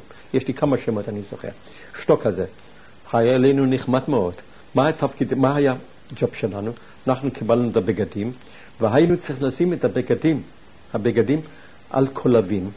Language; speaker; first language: Hebrew; non-native, fluent; German